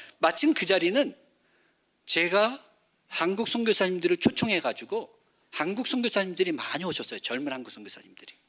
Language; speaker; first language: Korean; native; Korean